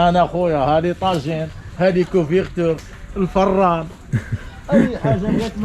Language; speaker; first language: Arabic; native; Arabic